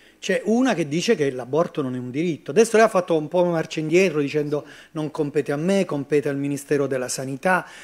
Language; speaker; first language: Italian; native; Italian